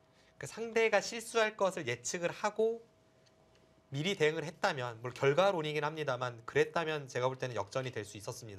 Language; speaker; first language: Korean; native; Korean